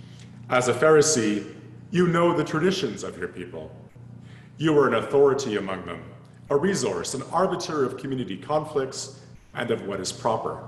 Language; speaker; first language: English; native; English